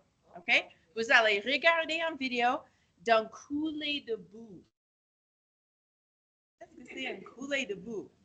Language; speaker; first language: French; non-native, fluent; English